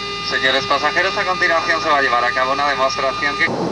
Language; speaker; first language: Spanish; native; Spanish